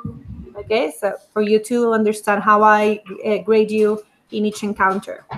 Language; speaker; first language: English; non-native, fluent; Spanish